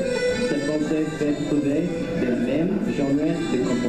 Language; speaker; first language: French; non-native, learner; English